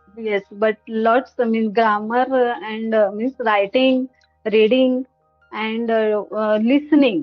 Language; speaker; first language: English; non-native, learner; Hindi